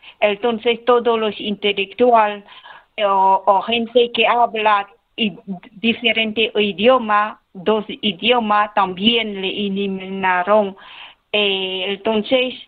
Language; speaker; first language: Spanish; non-native, learner; Khmer